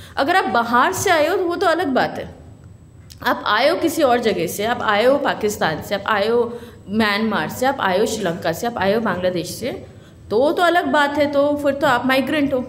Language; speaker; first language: Hindi; non-native, local second language; Bangla